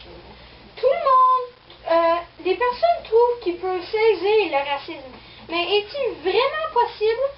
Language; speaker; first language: French; non-native, local second language; English